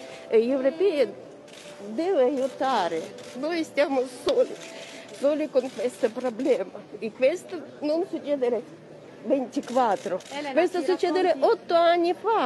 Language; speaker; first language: Italian; non-native, learner; Ukrainian